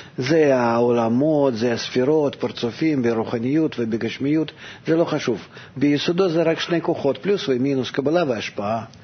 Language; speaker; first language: Hebrew; non-native, fluent; Russian